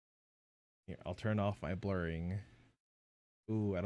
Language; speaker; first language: English; native; English